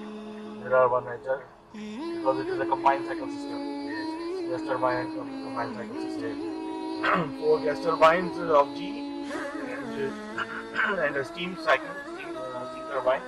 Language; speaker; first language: English; non-native, fluent; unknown